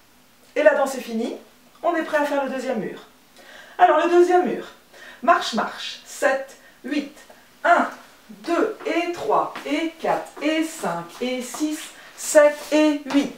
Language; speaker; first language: French; native; French